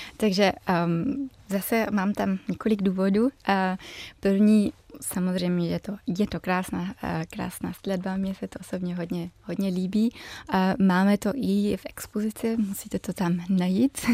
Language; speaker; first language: Czech; early bilingual, heritage; German